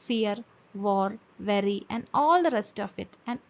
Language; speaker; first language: English; non-native, local second language; Malayalam